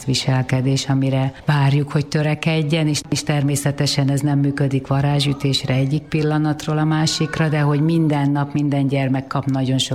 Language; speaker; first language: Hungarian; native; Hungarian